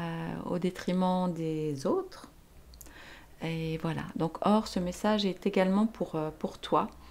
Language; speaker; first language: French; native; French